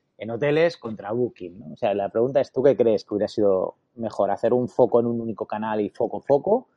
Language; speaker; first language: Spanish; native; Spanish